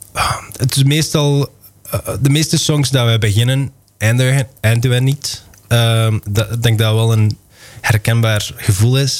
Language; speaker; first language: Dutch; non-native, local second language; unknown